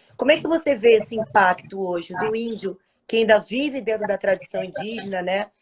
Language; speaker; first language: Portuguese; native; Portuguese